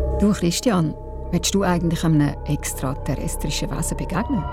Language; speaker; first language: German; native; German